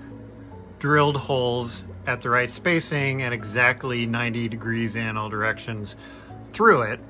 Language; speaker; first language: English; native; English